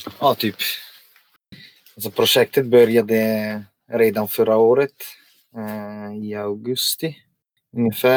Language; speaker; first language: Swedish; non-native, fluent; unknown